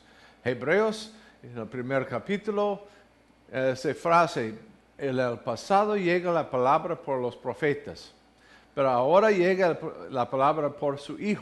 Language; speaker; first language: Spanish; non-native, learner; English